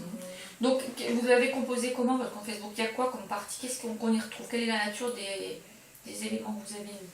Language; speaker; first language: French; native; French